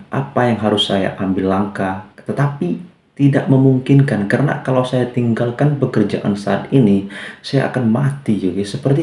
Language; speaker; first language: Indonesian; native; Indonesian